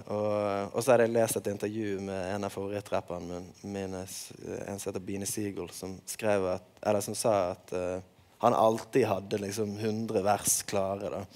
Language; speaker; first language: Norwegian; native; Norwegian